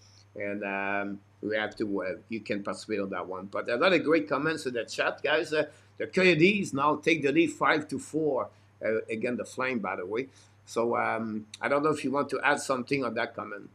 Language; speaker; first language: English; non-native, fluent; French